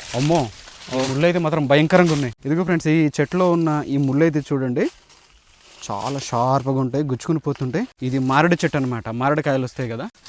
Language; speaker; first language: Telugu; native; Telugu